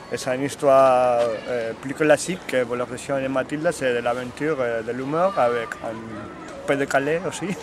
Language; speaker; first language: French; non-native, learner; Catalan